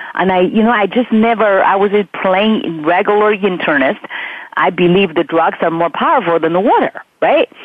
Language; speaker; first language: English; non-native, fluent; Chinese